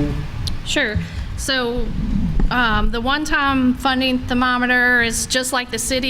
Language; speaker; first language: English; native; English